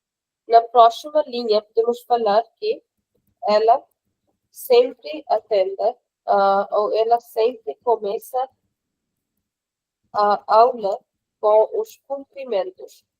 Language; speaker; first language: Portuguese; non-native, fluent; Hindi